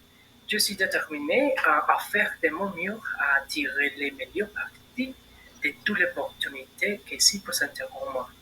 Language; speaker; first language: French; non-native, learner; Spanish